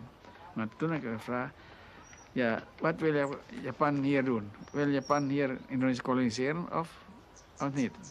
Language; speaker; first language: Dutch; non-native, local second language; Indonesian